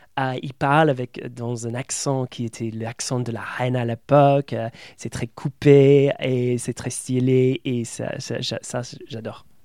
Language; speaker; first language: French; non-native, fluent; English